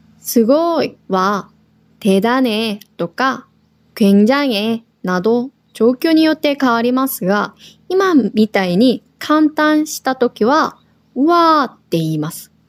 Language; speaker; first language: Japanese; non-native, fluent; Korean